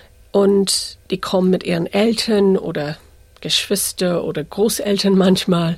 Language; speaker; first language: German; early bilingual, heritage; English